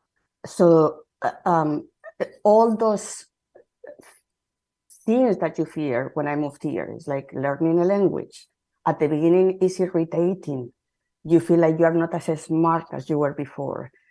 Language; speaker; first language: English; non-native, fluent; Spanish